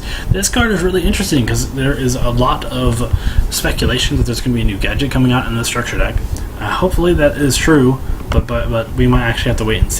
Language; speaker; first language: English; native; English